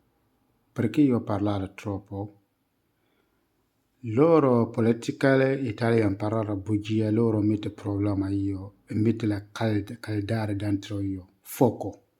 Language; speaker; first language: Italian; non-native, learner; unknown